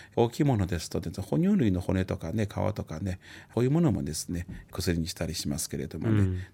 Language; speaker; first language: Japanese; non-native, fluent; Chinese